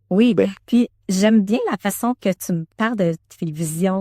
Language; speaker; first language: French; native; French